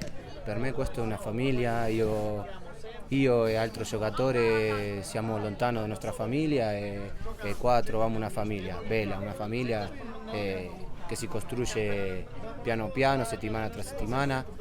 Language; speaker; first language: Italian; non-native, fluent; Spanish